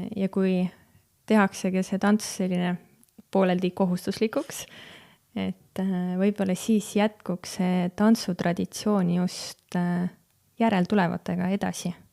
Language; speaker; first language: Estonian; native; Estonian